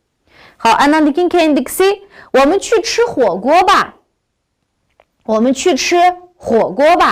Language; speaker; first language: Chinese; non-native, local second language; Uyghur